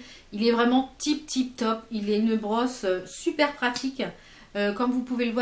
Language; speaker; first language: French; native; French